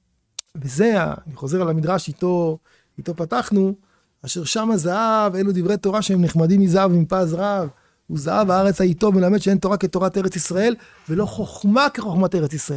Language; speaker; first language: Hebrew; native; Hebrew